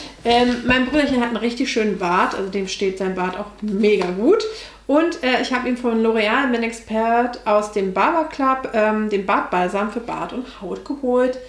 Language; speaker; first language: German; native; German